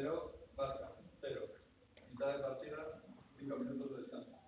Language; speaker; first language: Spanish; native; Spanish